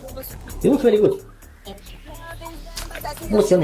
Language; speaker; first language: English; non-native, learner; Russian